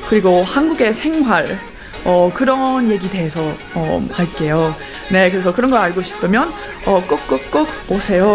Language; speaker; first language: Korean; non-native, learner; English